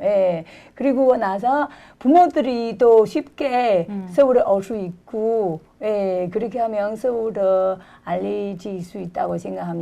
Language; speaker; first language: Korean; non-native, fluent; Chinese